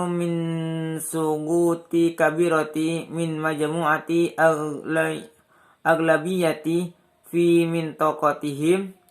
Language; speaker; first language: Arabic; non-native, learner; Indonesian